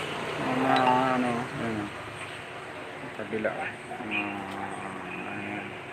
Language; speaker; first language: Filipino; native; Filipino